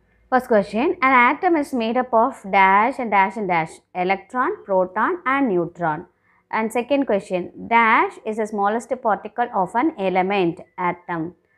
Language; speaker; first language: English; non-native, local second language; Tamil